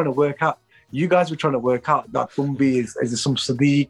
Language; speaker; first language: English; native; English